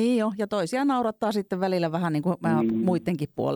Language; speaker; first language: Finnish; native; Finnish